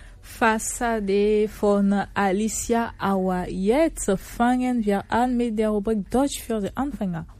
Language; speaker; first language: German; non-native, fluent; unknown